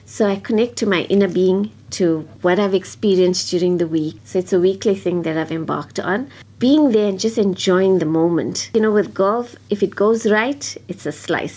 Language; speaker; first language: English; native; English